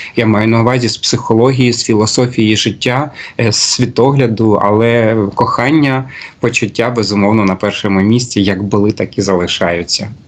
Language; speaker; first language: Ukrainian; native; Ukrainian